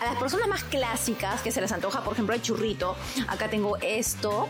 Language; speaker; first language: Spanish; native; Spanish